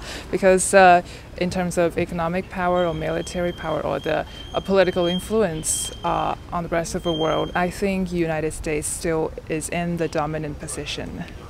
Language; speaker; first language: English; non-native, fluent; Chinese